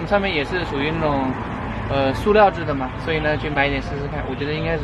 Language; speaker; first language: Chinese; native; Chinese